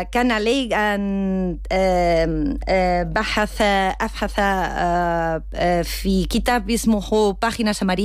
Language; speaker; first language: Arabic; non-native, learner; Spanish